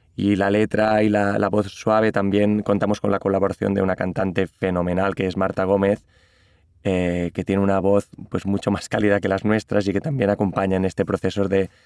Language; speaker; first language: Spanish; non-native, local second language; Catalan